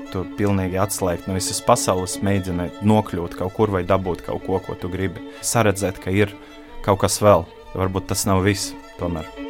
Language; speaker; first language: Latvian; non-native, local second language; Russian